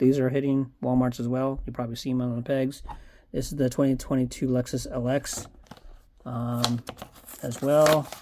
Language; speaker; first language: English; native; English